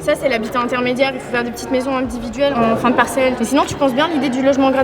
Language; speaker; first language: French; native; French